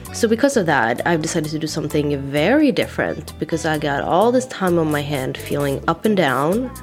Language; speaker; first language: English; non-native, fluent; Swedish